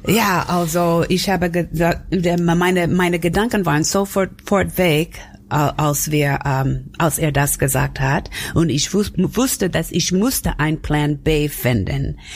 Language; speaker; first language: German; non-native, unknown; English